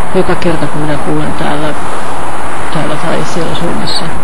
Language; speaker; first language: Finnish; native; Finnish